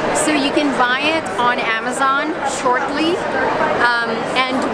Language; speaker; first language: English; non-native, fluent; French